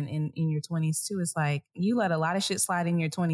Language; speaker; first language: English; native; English